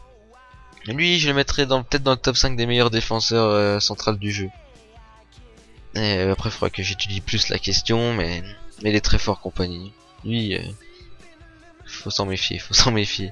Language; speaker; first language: French; native; French